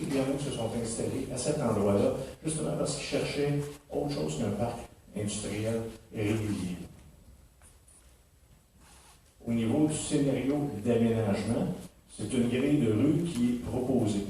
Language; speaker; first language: French; native; French